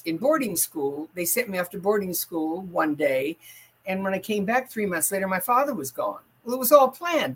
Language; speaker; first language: English; native; English